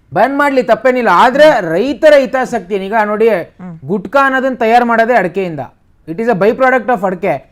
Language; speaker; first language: Kannada; native; Kannada